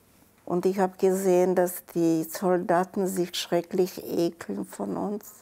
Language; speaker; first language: German; non-native, fluent; Czech